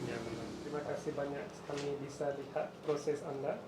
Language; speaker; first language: Indonesian; non-native, fluent; English